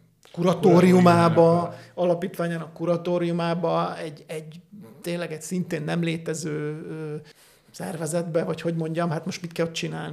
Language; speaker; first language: Hungarian; native; Hungarian